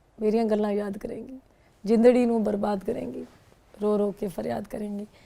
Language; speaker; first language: Urdu; non-native, local second language; Punjabi